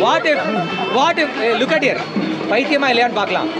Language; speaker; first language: English; non-native, local second language; Tamil